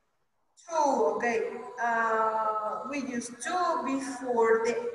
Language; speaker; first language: English; non-native, fluent; Spanish